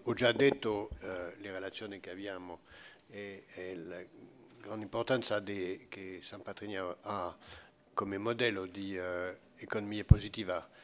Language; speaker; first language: Italian; non-native, fluent; French